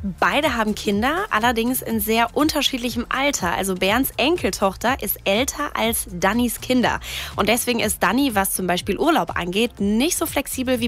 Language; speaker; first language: German; native; German